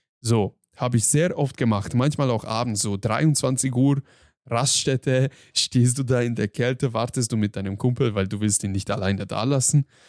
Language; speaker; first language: German; non-native, fluent; Hungarian